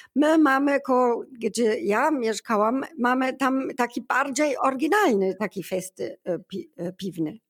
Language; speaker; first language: Polish; non-native, learner; German